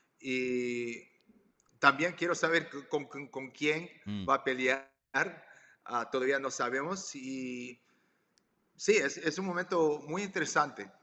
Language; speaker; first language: Spanish; early bilingual, heritage; Spanish